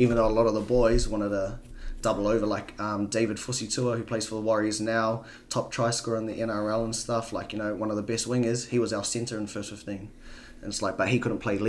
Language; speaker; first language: English; native; English